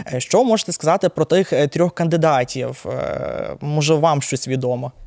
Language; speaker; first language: Ukrainian; native; Ukrainian